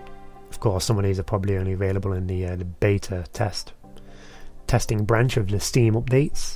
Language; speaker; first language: English; native; English